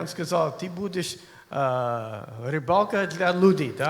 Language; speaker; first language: Russian; non-native, learner; English